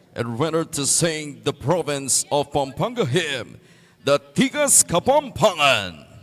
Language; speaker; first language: English; non-native, local second language; Filipino